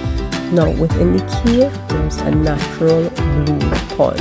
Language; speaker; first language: English; native; English